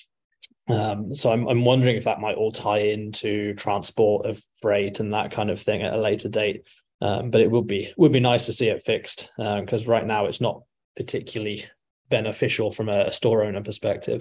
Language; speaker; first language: English; native; English